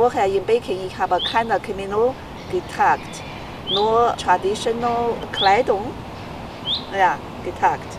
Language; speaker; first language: German; non-native, learner; Chinese